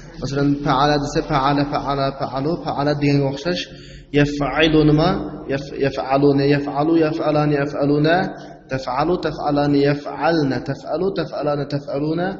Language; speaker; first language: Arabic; non-native, fluent; Uzbek